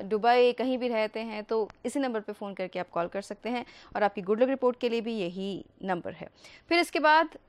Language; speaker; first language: Hindi; native; Hindi